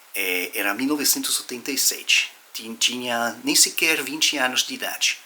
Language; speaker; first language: Portuguese; non-native, fluent; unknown